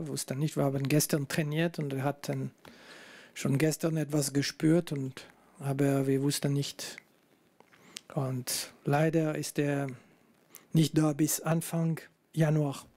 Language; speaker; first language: German; non-native, local second language; French